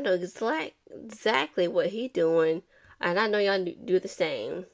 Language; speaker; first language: English; native; English